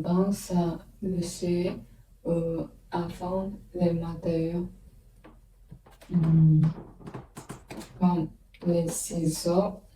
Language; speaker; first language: French; non-native, learner; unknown